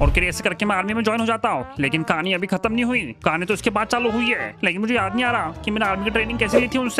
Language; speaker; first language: Hindi; native; Hindi